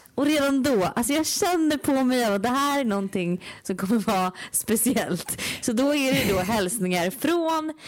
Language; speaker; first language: Swedish; native; Swedish